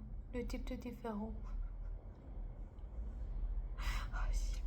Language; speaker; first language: French; non-native, learner; Korean